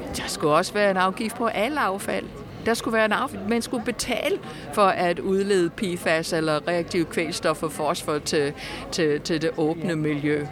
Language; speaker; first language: Danish; non-native, fluent; English